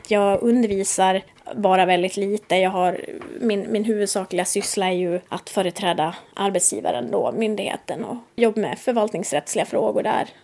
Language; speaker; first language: Swedish; native; Swedish